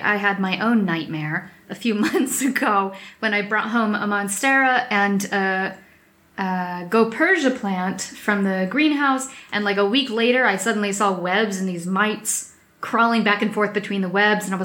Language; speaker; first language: English; native; English